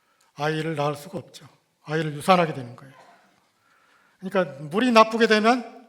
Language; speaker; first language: Korean; native; Korean